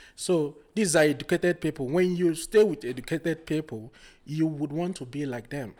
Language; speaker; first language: English; non-native, local second language; Igbo